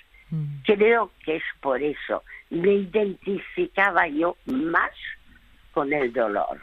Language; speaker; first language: Spanish; early bilingual, other home language; French